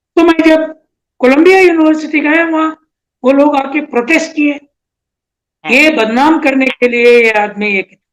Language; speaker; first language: Hindi; non-native, local second language; Telugu